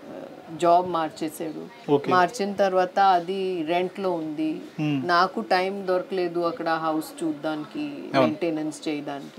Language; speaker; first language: Telugu; non-native, learner; Hindi